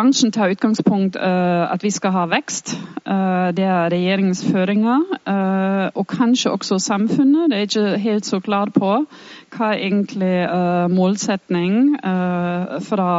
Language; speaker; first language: Norwegian; non-native, fluent; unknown